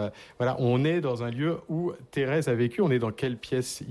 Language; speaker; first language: French; native; French